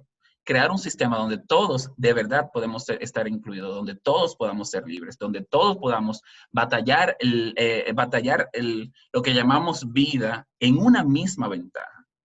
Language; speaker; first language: Spanish; native; Spanish